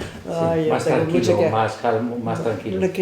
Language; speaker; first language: Spanish; native; Spanish